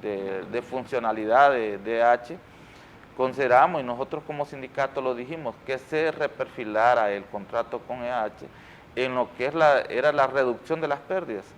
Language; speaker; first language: Spanish; native; Spanish